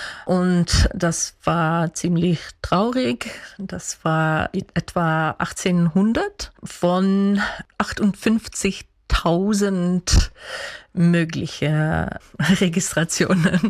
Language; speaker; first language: German; non-native, fluent; Dutch